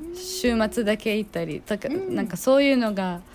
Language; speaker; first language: Japanese; non-native, fluent; Arabic